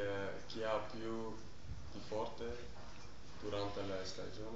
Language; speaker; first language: Italian; non-native, learner; German